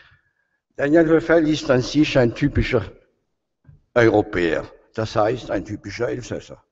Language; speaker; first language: German; non-native, fluent; French